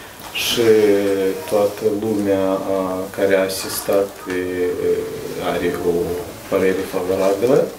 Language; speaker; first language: Romanian; non-native, local second language; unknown